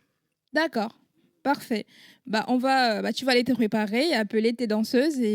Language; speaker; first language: French; native; French